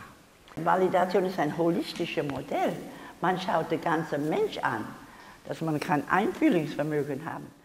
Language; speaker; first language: German; non-native, learner; English